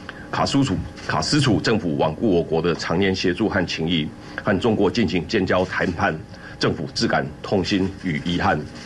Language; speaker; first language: Chinese; native; Chinese